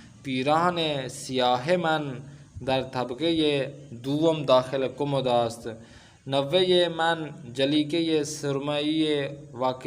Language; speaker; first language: Persian; non-native, fluent; Urdu